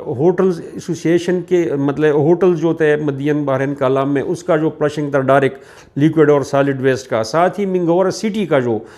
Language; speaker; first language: Urdu; non-native, local second language; Pashto